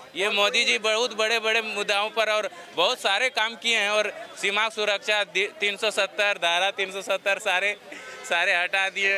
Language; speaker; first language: Hindi; native; Hindi